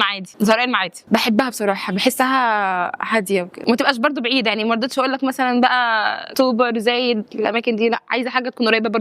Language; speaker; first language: Arabic; native; Arabic